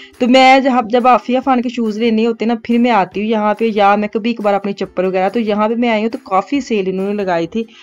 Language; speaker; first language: Urdu; non-native, local second language; Punjabi